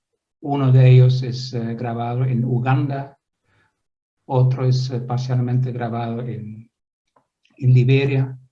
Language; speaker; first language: Spanish; non-native, fluent; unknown